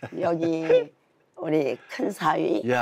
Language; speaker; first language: Korean; native; Korean